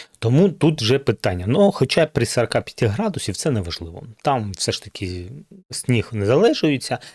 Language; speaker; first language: Ukrainian; non-native, local second language; Russian